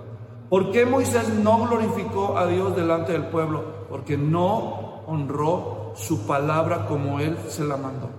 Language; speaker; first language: Spanish; native; Spanish